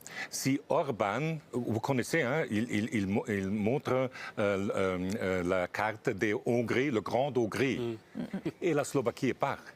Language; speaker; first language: French; non-native, fluent; German